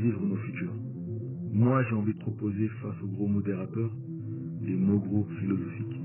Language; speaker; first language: French; native; French